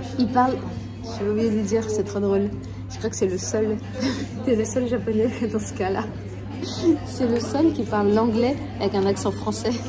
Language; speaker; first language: French; native; French